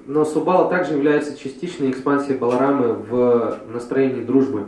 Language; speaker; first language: Russian; native; Russian